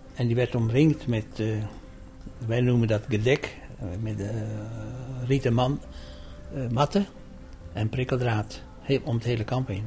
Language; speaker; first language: Dutch; early bilingual, other home language; Indonesian